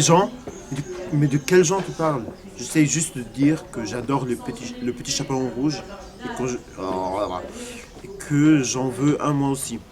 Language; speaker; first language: French; native; French